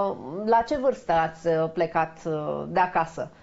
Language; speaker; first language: Romanian; native; Romanian